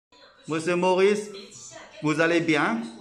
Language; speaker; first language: French; non-native, learner; Thai